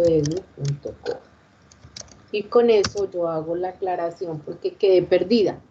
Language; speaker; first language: Spanish; native; Spanish